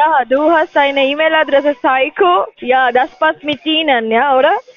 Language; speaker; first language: German; non-native, learner; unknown